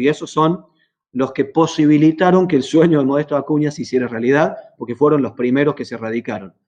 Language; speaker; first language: Spanish; native; Spanish